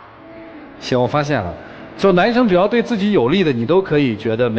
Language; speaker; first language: Chinese; native; Chinese